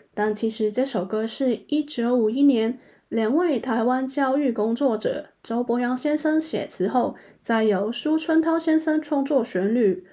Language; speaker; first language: Chinese; non-native, local second language; Cantonese